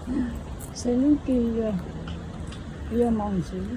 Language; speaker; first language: French; non-native, fluent; Khmer